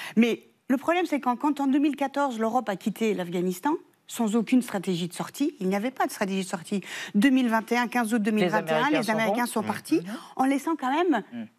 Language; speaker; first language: French; early bilingual, other home language; Persian